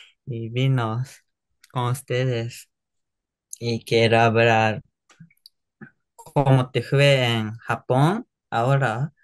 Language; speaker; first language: Spanish; non-native, learner; Japanese